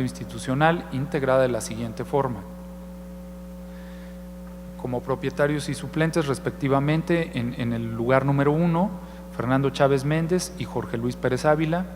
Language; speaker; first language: Spanish; native; Spanish